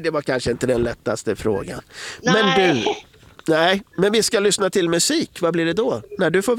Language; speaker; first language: Swedish; native; Swedish